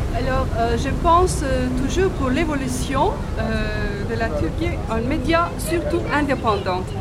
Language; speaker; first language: French; non-native, fluent; Turkish